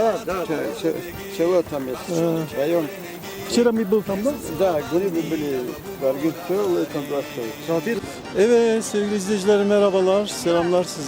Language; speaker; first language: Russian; non-native, local second language; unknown